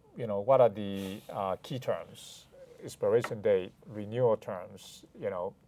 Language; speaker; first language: English; non-native, fluent; Chinese